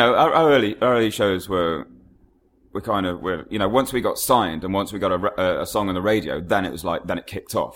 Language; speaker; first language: English; native; English